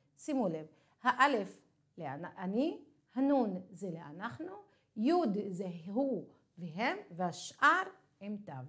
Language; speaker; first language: Hebrew; non-native, local second language; Arabic